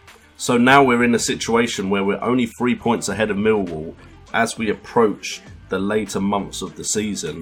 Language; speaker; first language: English; native; English